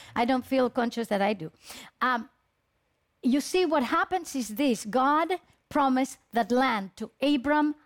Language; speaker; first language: English; early bilingual, other home language; Spanish